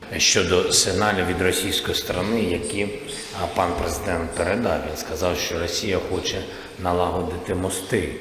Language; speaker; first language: Ukrainian; non-native, local second language; Russian